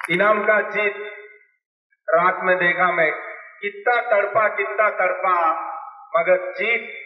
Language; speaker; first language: Hindi; non-native, local second language; Telugu